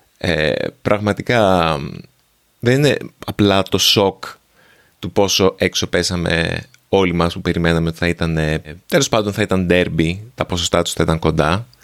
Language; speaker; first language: Greek; native; Greek